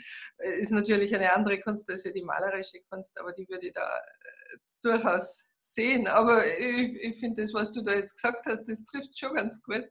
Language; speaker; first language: German; native; German